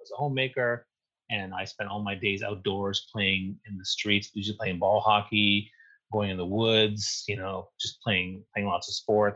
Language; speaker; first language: English; native; English